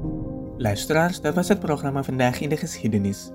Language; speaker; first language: Dutch; non-native, fluent; Indonesian